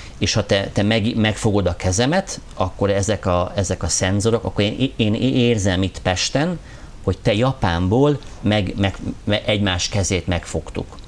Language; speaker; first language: Hungarian; non-native, fluent; English